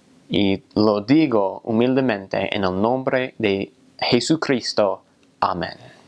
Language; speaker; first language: Spanish; non-native, fluent; English